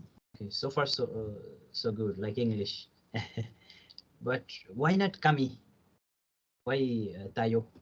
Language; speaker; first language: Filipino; non-native, learner; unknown